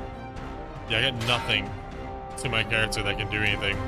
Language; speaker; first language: English; native; English